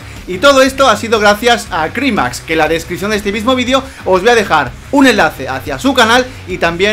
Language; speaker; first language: Spanish; native; Spanish